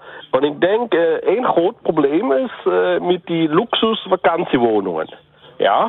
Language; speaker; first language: Dutch; non-native, learner; German